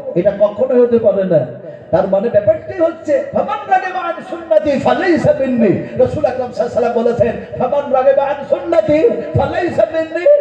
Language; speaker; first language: Bangla; non-native, local second language; Urdu